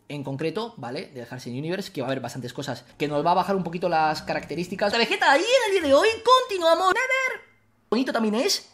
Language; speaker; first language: Spanish; native; Spanish